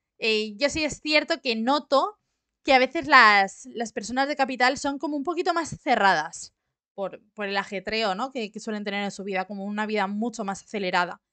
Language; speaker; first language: Spanish; native; Spanish